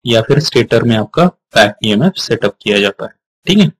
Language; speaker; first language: Hindi; non-native, local second language; Marathi